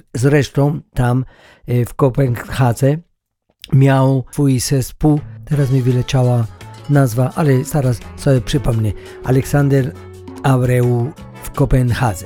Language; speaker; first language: Polish; native; Polish